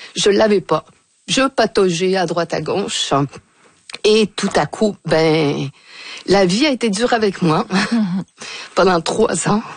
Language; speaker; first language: French; native; French